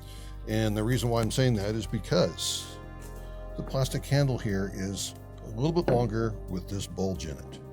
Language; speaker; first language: English; native; English